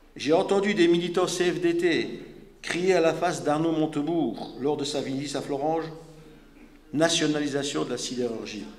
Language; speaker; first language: French; native; French